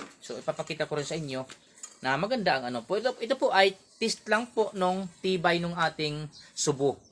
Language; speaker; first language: Filipino; non-native, local second language; Waray